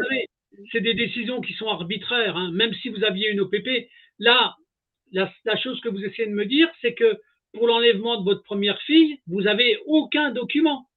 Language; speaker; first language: French; native; French